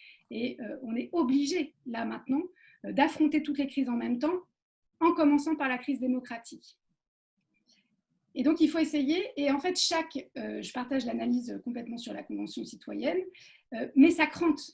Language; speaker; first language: French; native; French